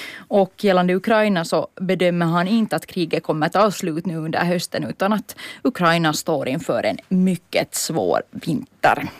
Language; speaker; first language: Swedish; native; Swedish